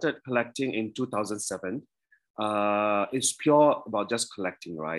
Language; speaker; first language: English; early bilingual, other home language; Indonesian